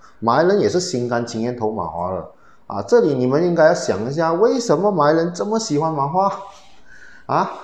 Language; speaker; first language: Chinese; native; Chinese